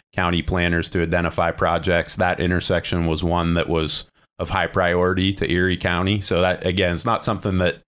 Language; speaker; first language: English; native; English